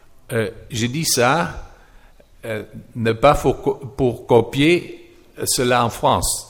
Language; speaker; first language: French; non-native, fluent; German